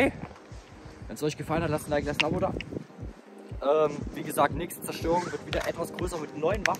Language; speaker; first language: German; native; German